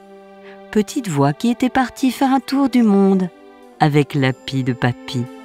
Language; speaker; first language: French; native; French